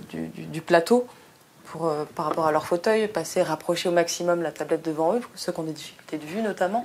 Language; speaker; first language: French; native; French